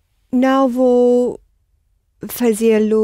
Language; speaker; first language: Portuguese; non-native, learner; English